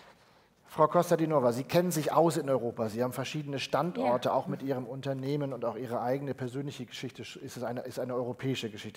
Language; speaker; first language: German; native; German